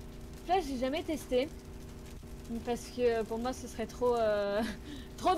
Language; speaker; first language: French; native; French